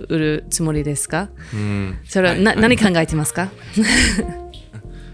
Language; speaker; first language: Japanese; non-native, fluent; English